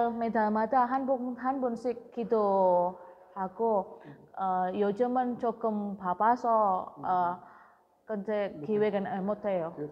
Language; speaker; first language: Korean; non-native, learner; Indonesian